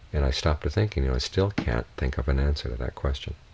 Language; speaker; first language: English; native; English